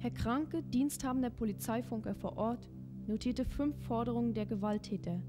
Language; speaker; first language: German; native; German